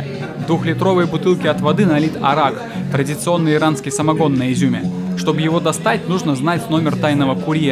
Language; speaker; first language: Russian; native; Russian